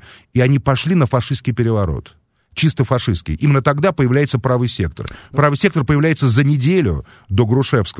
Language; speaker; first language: Russian; native; Russian